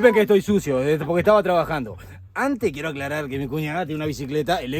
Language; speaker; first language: Spanish; native; Spanish